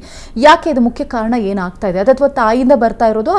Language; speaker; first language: Kannada; native; Kannada